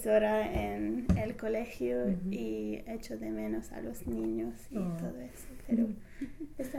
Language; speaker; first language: Spanish; non-native, fluent; English